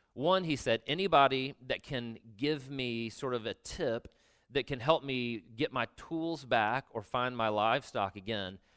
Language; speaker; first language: English; native; English